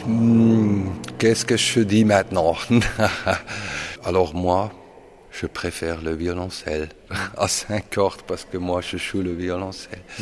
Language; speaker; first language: French; non-native, fluent; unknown